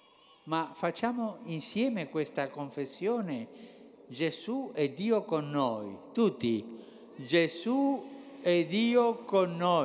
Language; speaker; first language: Italian; non-native, fluent; Spanish